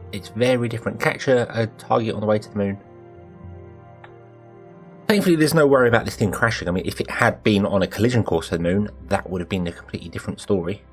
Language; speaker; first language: English; native; English